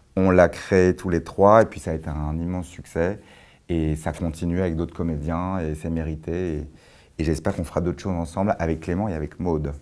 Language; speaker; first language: French; native; French